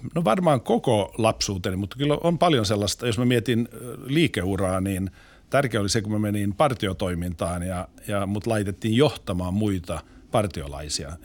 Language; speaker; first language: Finnish; non-native, local second language; Swedish